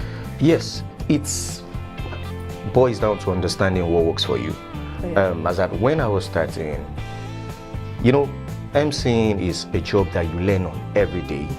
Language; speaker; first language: English; non-native, local second language; Yoruba